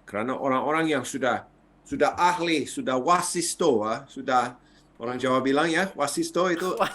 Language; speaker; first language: Indonesian; non-native, fluent; English